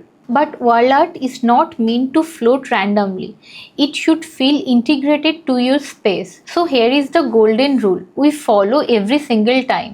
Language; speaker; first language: English; non-native, local second language; Hindi